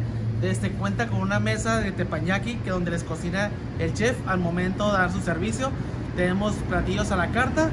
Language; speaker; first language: Spanish; native; Spanish